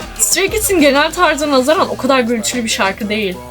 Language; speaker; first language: Turkish; native; Turkish